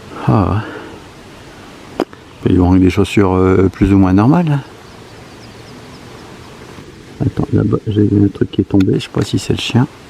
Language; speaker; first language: French; native; French